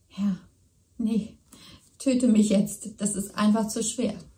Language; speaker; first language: German; native; German